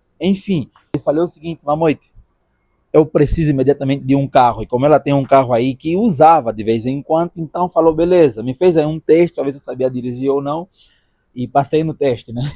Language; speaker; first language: Portuguese; native; Portuguese